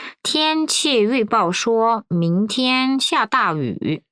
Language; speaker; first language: Chinese; non-native, fluent; Korean